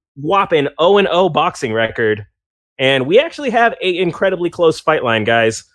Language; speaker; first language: English; native; English